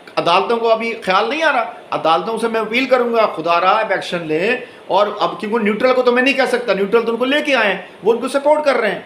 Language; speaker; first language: Urdu; native; Urdu